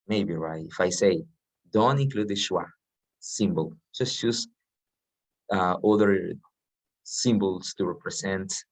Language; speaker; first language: English; non-native, fluent; Spanish